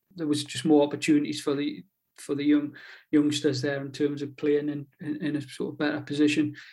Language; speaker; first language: English; native; English